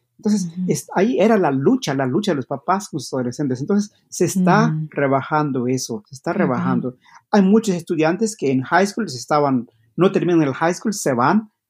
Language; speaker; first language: Spanish; non-native, local second language; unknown